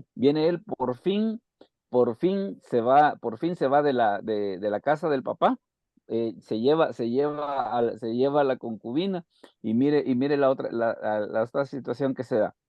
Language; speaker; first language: Spanish; native; Spanish